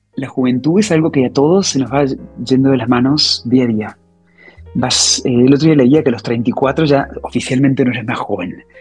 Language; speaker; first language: Spanish; native; Spanish